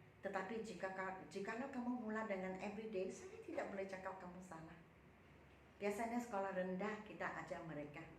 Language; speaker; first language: Malay; non-native, local second language; Chinese